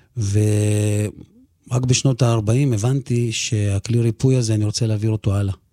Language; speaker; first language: Hebrew; early bilingual, other home language; Russian